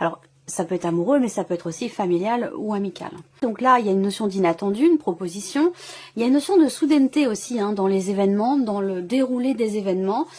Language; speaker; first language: French; native; French